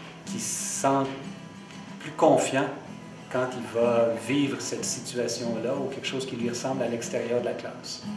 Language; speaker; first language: French; native; French